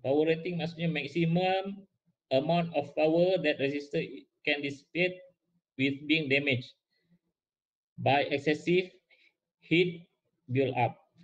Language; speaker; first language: English; non-native, local second language; Malay